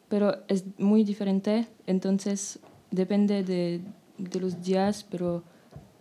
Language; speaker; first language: Spanish; non-native, learner; French